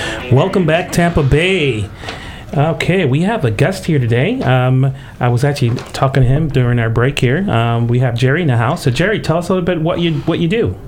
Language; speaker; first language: English; early bilingual, other home language; Spanish